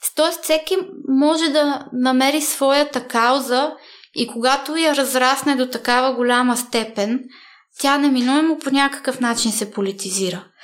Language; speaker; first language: Bulgarian; early bilingual, heritage; Bulgarian